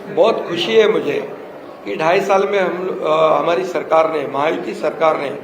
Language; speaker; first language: Hindi; non-native, local second language; Marathi